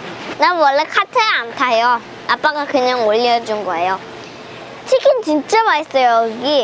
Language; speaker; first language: Korean; early bilingual, heritage; Korean